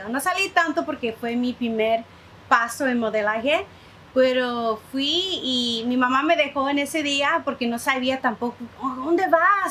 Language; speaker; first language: Spanish; early bilingual, heritage; Spanish